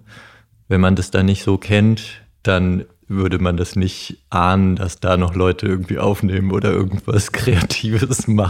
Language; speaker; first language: German; native; German